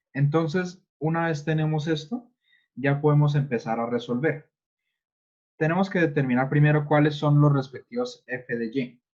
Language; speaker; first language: Spanish; native; Spanish